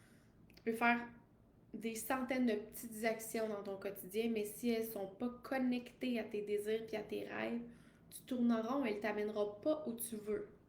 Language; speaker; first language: French; native; French